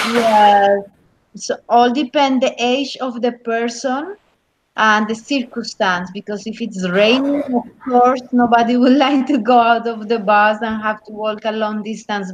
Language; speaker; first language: English; non-native, learner; Spanish